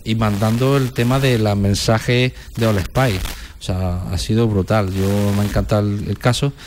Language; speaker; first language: Spanish; native; Spanish